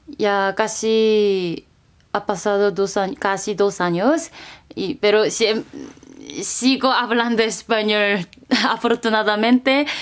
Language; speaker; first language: Spanish; non-native, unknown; Korean